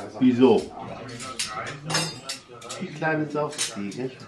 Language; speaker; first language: German; native; German